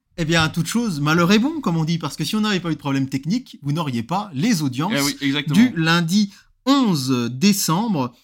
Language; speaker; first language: French; native; French